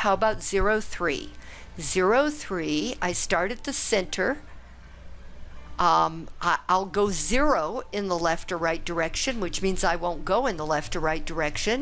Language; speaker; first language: English; native; English